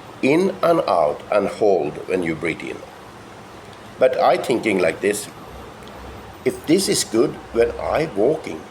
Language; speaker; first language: English; non-native, fluent; Norwegian